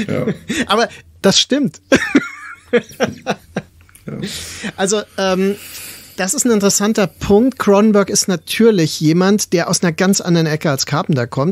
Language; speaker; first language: German; native; German